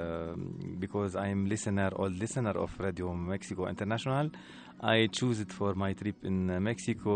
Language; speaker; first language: English; non-native, learner; Arabic